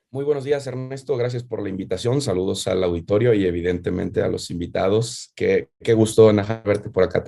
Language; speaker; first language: Spanish; native; Spanish